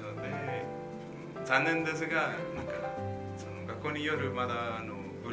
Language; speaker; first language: Japanese; non-native, learner; Spanish